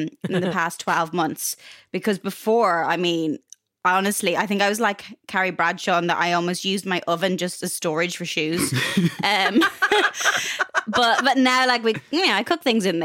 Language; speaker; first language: English; native; English